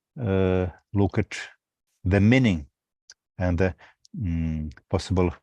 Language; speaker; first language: English; non-native, fluent; Russian